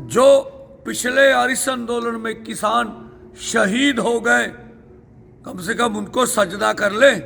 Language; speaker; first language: Hindi; non-native, local second language; Punjabi